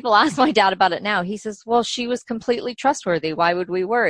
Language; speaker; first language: English; native; English